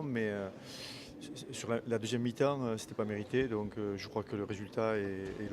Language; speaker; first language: French; native; French